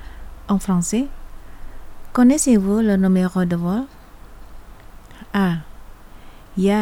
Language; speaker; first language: French; non-native, fluent; Indonesian